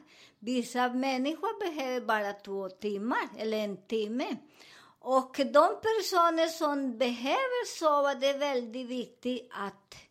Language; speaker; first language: Swedish; non-native, fluent; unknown